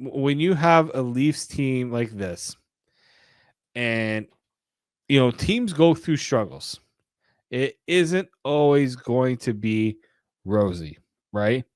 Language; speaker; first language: English; native; English